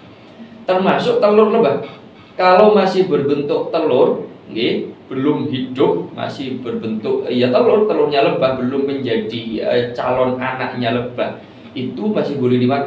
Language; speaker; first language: Indonesian; non-native, local second language; Javanese